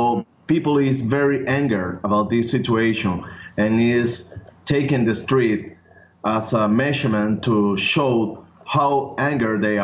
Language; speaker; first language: English; non-native, learner; Spanish